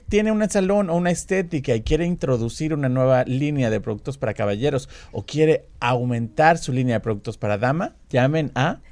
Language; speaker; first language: Spanish; native; Spanish